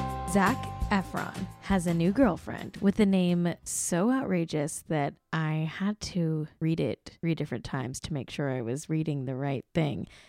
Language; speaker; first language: English; native; English